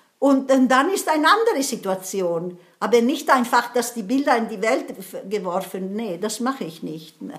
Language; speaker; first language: German; non-native, fluent; Italian